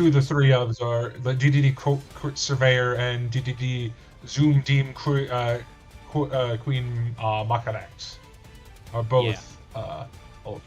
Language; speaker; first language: English; native; English